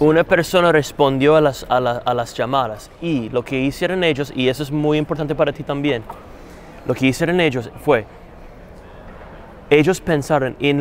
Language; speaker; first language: Spanish; non-native, fluent; English